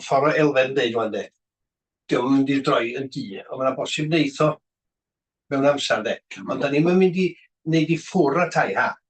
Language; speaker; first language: Welsh; native; Welsh